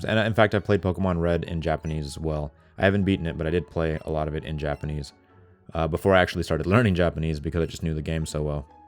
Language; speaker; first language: English; native; English